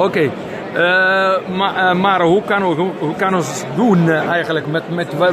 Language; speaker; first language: Dutch; non-native, learner; Arabic